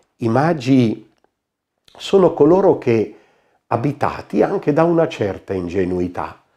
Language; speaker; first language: Italian; native; Italian